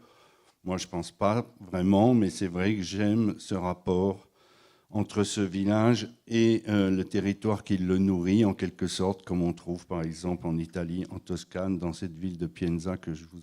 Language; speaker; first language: French; native; French